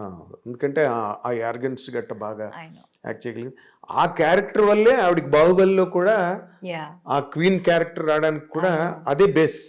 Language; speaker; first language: Telugu; native; Telugu